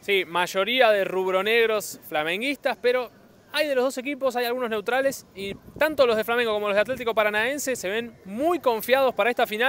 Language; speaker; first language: Spanish; native; Spanish